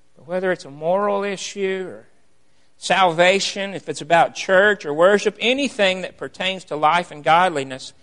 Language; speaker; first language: English; native; English